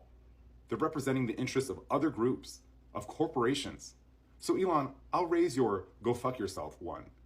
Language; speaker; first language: English; native; English